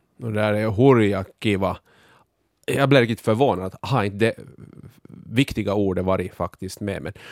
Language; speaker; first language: Swedish; native; Swedish